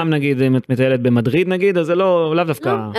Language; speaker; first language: Hebrew; native; Hebrew